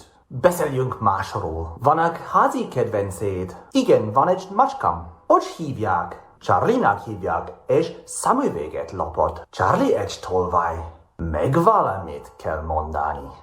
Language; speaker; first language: Hungarian; non-native, learner; English